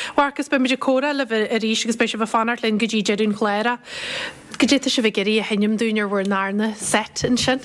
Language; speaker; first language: Irish; native; Irish